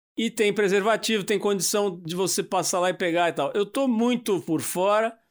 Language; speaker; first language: Portuguese; native; Portuguese